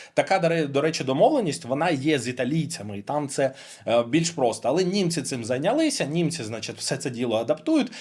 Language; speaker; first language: Ukrainian; non-native, local second language; Russian